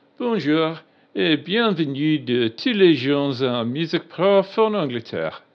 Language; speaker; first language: French; non-native, learner; English